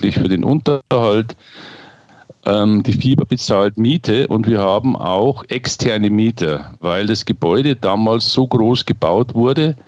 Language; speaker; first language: German; native; German